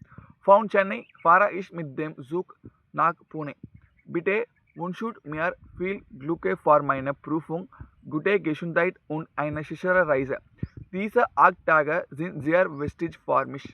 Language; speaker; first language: German; non-native, learner; Tamil